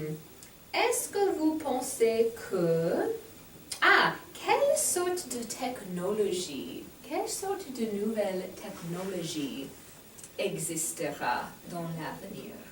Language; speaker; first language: French; non-native, fluent; English